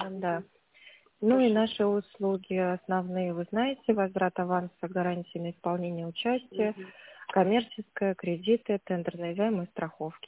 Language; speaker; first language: Russian; native; Russian